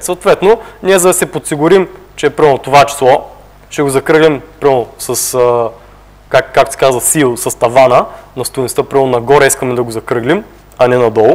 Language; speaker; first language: Bulgarian; native; Bulgarian